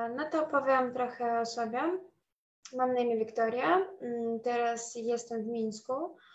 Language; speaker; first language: Polish; non-native, fluent; Russian